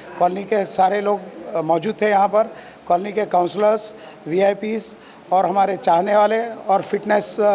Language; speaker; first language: Hindi; non-native, local second language; Urdu